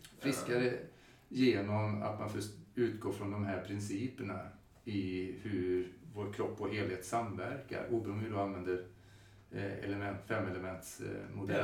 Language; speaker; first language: Swedish; native; Swedish